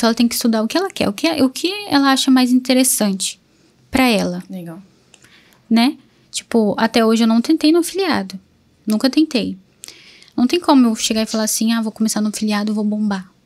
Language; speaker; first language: Portuguese; native; Portuguese